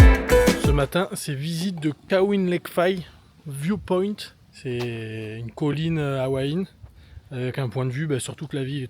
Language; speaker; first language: French; native; French